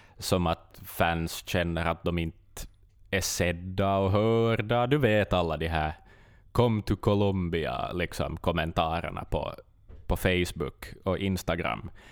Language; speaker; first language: Swedish; native; Swedish